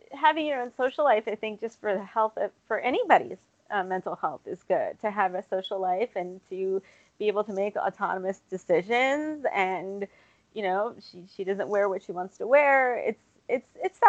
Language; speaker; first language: English; native; English